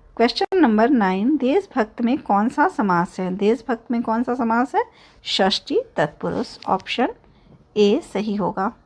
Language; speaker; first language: Hindi; native; Hindi